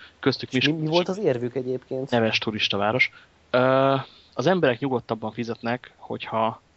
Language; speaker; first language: Hungarian; native; Hungarian